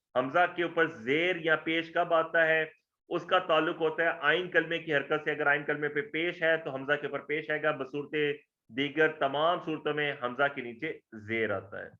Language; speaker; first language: Urdu; native; Urdu